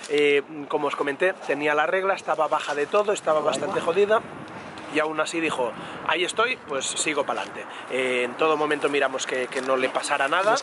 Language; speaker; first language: Spanish; native; Spanish